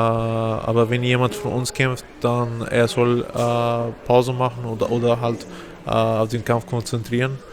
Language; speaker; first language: German; non-native, fluent; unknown